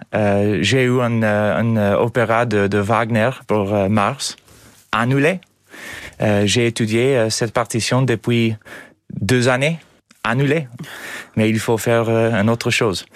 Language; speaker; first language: French; non-native, learner; English